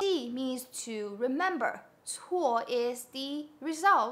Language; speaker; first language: English; non-native, fluent; Chinese